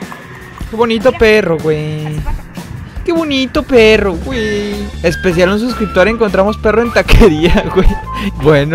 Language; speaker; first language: Spanish; native; Spanish